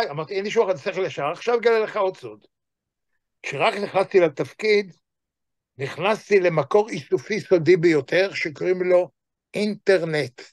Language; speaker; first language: Hebrew; native; Hebrew